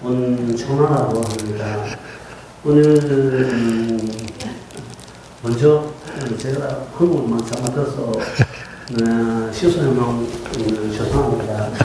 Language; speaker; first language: Korean; non-native, learner; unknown